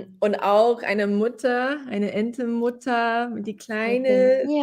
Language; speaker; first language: German; non-native, fluent; English